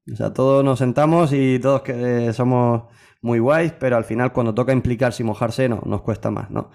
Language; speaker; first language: Spanish; native; Spanish